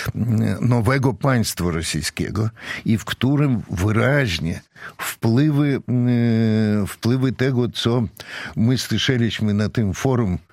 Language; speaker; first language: Polish; non-native, fluent; Russian